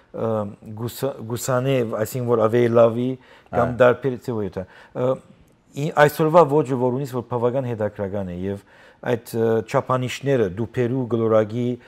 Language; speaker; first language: Armenian; native; Armenian